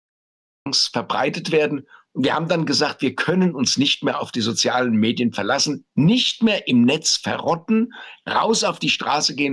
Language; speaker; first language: German; native; German